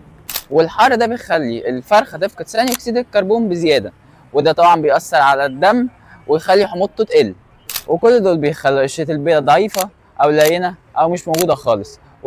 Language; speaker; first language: Arabic; native; Arabic